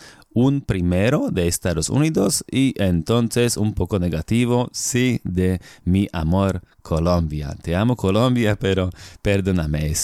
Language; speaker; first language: Spanish; non-native, fluent; Slovak